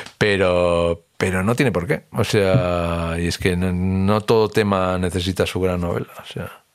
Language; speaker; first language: Spanish; native; Spanish